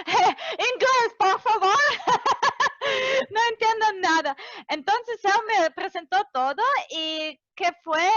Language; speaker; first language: Spanish; non-native, fluent; Serbian